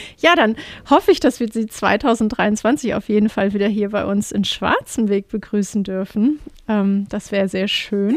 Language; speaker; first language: German; native; German